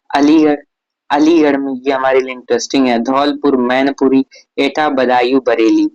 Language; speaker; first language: Hindi; native; Hindi